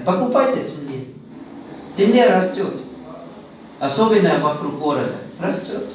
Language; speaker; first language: Russian; non-native, learner; Thai